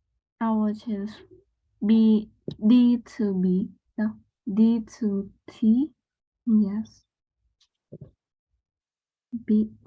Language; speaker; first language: English; non-native, learner; Vietnamese